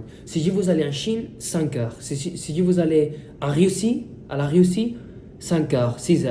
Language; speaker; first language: French; non-native, fluent; Spanish